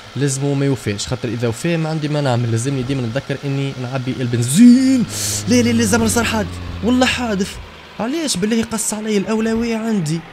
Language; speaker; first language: Arabic; native; Arabic